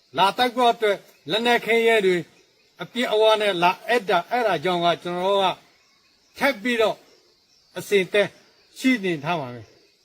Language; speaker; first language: Burmese; non-native, local second language; Rohingya